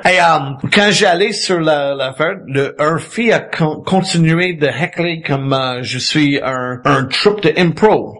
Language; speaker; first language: French; non-native, fluent; English